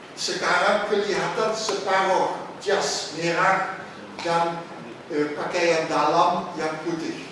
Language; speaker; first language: Malay; non-native, fluent; Dutch